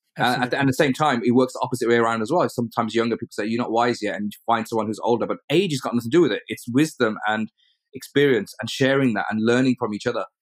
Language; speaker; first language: English; early bilingual, other home language; Urdu